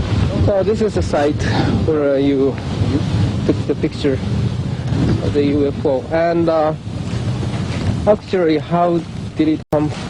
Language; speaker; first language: English; non-native, learner; Japanese